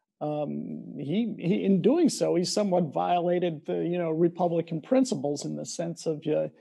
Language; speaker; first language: English; native; English